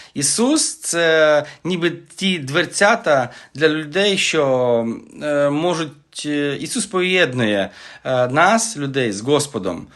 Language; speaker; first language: Ukrainian; non-native, local second language; Russian